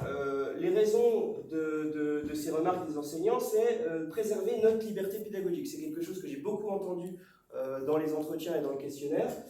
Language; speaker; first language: French; native; French